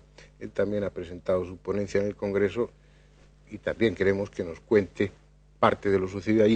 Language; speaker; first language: Spanish; native; Spanish